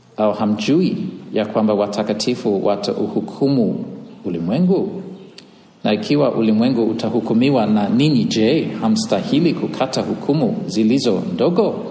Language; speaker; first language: Swahili; non-native, fluent; English